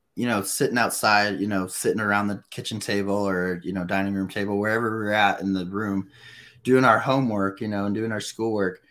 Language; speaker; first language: English; native; English